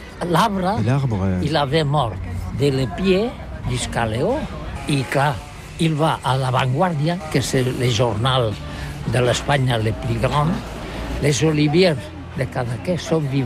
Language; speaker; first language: French; non-native, learner; Catalan